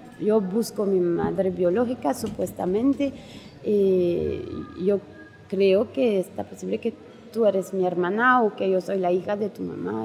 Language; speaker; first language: Spanish; non-native, learner; French